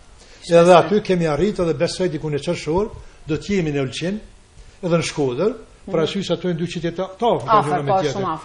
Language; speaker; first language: Albanian; native; Albanian